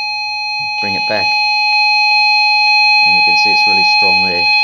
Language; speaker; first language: English; native; English